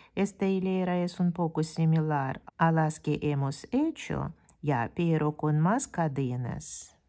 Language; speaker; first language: Spanish; non-native, fluent; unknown